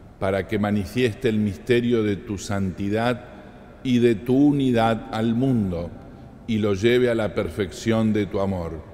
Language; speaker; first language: Spanish; native; Spanish